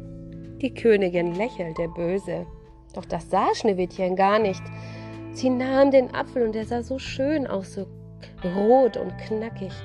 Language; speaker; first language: German; native; German